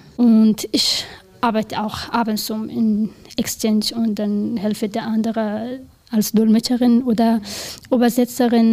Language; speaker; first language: German; non-native, learner; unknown